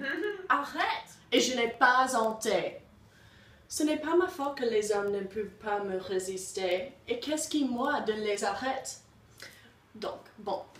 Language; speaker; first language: French; non-native, learner; English